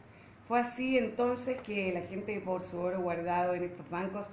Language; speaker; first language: Spanish; native; Spanish